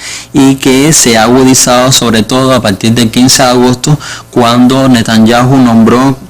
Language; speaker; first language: Spanish; native; Spanish